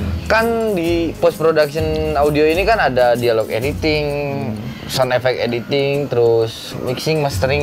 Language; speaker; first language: Indonesian; native; Indonesian